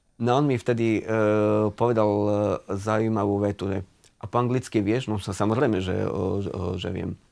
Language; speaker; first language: Slovak; native; Slovak